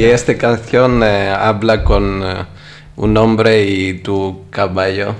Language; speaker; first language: Spanish; non-native, learner; Greek